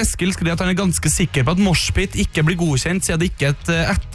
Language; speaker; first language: Norwegian; native; Norwegian